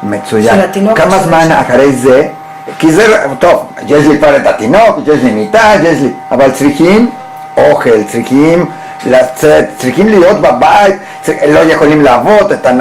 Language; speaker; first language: Hebrew; non-native, learner; Spanish